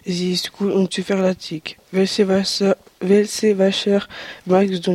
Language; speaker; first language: German; non-native, learner; French